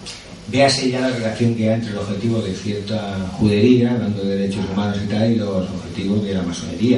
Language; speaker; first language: Spanish; native; Spanish